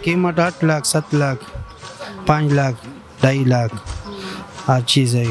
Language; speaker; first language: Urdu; non-native, local second language; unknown